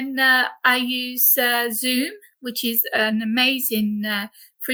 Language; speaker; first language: English; native; English